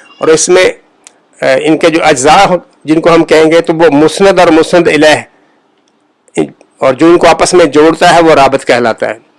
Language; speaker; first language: Urdu; native; Urdu